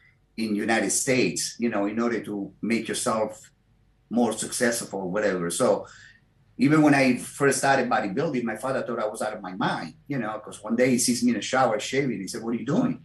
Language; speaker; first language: English; non-native, fluent; Italian